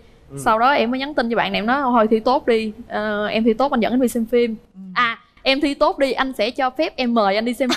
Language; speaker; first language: Vietnamese; native; Vietnamese